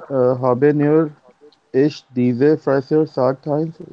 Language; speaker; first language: German; non-native, learner; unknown